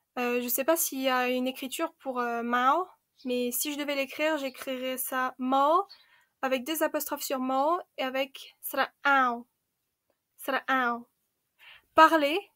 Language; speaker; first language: French; early bilingual, other home language; Khmer